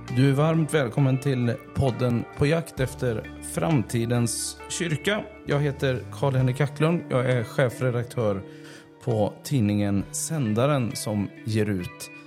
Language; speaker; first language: Swedish; native; Swedish